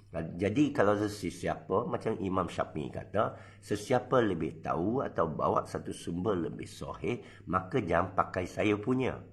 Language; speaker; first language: Malay; non-native, local second language; Chinese